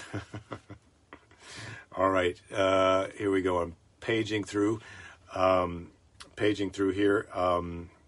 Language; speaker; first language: English; native; English